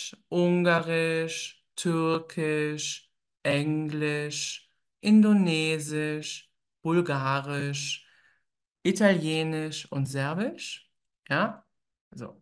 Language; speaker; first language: German; native; German